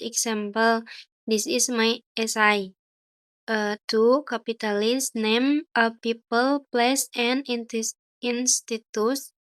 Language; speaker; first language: English; non-native, learner; Indonesian